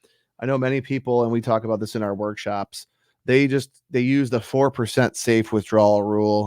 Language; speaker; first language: English; native; English